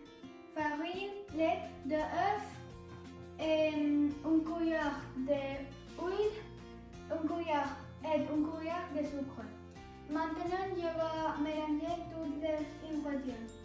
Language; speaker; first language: French; non-native, learner; Spanish